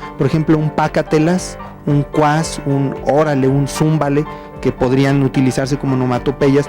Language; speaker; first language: Spanish; native; Spanish